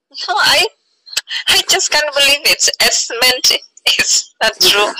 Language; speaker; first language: English; non-native, learner; Indonesian